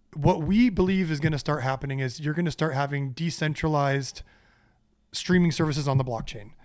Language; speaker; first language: English; native; English